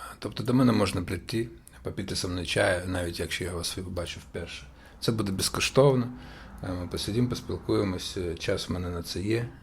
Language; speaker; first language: Ukrainian; non-native, local second language; Russian